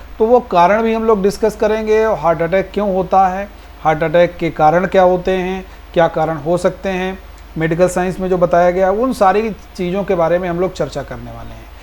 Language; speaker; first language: Hindi; native; Hindi